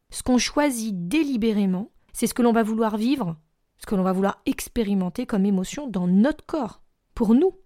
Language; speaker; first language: French; native; French